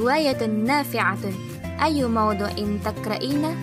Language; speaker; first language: Arabic; non-native, learner; Indonesian